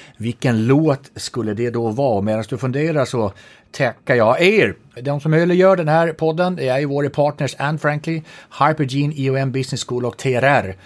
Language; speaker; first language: Swedish; native; Swedish